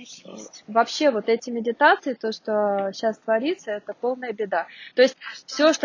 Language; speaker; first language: Russian; native; Russian